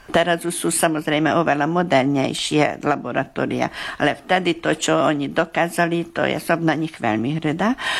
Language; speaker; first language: Slovak; early bilingual, heritage; Slovak